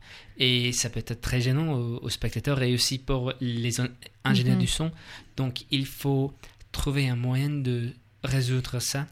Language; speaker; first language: French; non-native, learner; English